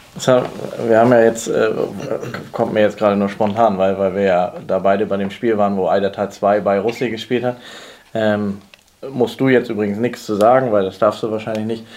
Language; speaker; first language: German; native; German